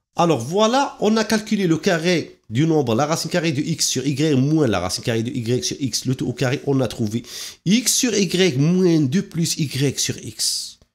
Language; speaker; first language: French; non-native, local second language; Arabic